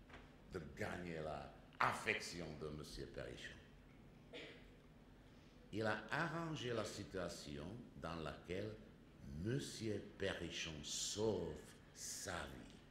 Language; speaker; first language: French; non-native, fluent; Czech